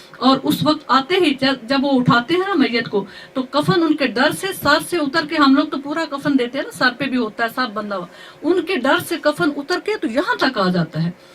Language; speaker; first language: Urdu; native; Urdu